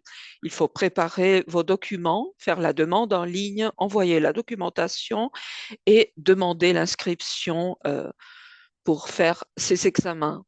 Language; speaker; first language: French; non-native, fluent; Spanish